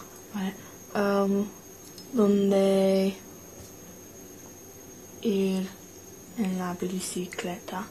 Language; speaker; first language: Spanish; non-native, learner; English